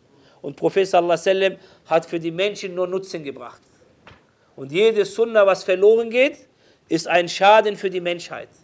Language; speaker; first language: German; non-native, fluent; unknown